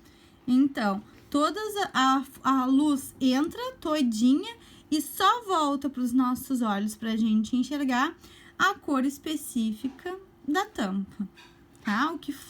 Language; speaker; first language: Portuguese; native; Portuguese